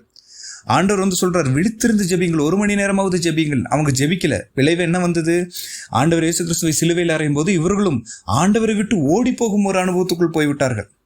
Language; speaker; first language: Tamil; native; Tamil